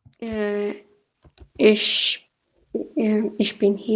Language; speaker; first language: German; non-native, learner; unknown